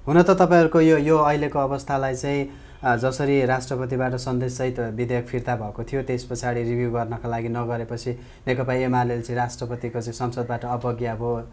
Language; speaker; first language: Nepali; native; Nepali